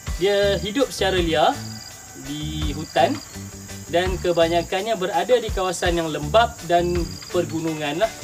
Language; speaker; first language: Malay; non-native, local second language; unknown